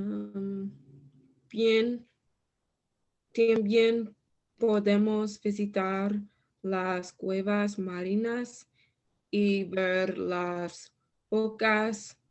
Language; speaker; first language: Spanish; non-native, learner; English